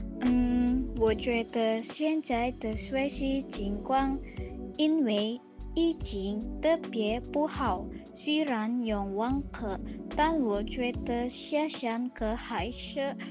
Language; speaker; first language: Chinese; non-native, learner; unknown